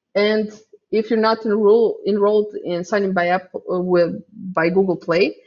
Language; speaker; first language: English; non-native, fluent; Croatian